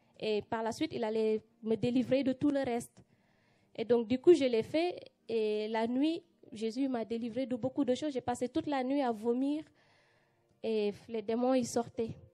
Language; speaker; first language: French; non-native, local second language; Wolof